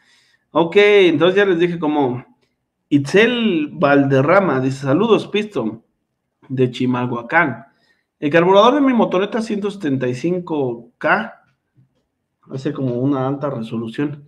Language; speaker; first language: Spanish; native; Spanish